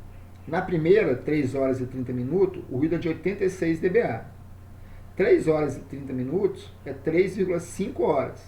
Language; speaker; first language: Portuguese; native; Portuguese